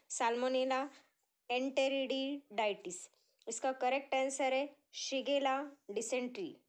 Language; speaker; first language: Hindi; non-native, local second language; Marathi